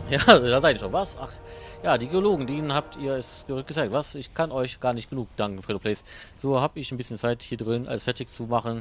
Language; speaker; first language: German; native; German